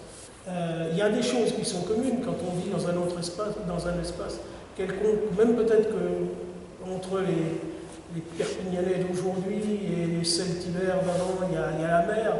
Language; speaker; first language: French; native; French